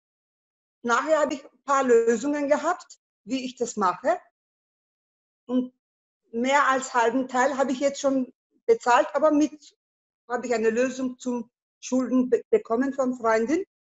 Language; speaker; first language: German; non-native, learner; Turkish